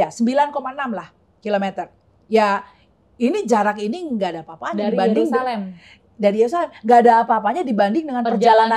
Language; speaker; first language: Indonesian; native; Indonesian